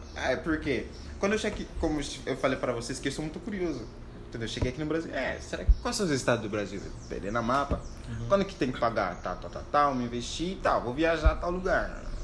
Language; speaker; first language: Portuguese; non-native, fluent; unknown